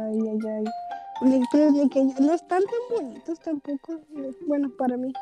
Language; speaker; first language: Spanish; native; Spanish